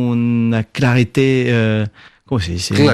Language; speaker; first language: Spanish; non-native, fluent; French